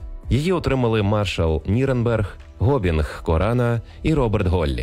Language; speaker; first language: Ukrainian; native; Ukrainian